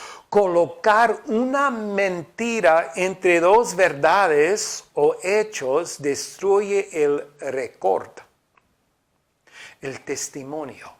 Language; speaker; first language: Spanish; non-native, fluent; English